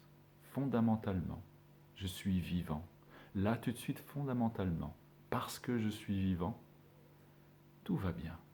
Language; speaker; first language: French; native; French